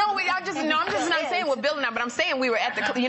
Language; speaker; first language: English; native; English